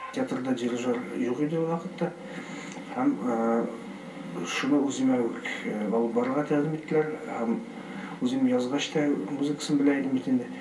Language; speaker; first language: Tatar; early bilingual, heritage; Tatar